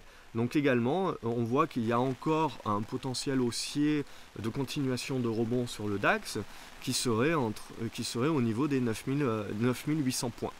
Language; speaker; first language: French; native; French